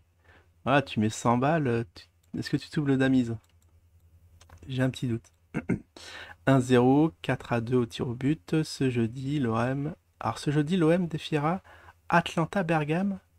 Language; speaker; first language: French; native; French